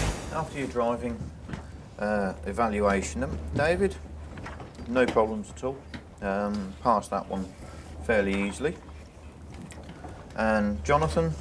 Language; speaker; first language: English; native; English